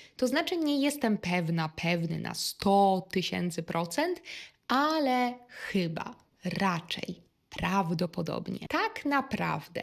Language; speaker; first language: Polish; native; Polish